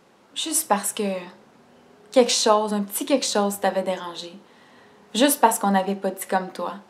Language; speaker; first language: French; native; French